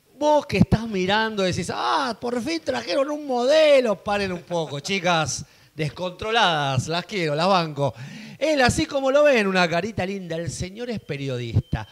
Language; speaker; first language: Spanish; native; Spanish